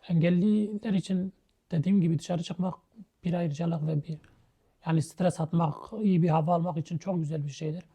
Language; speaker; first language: Turkish; native; Turkish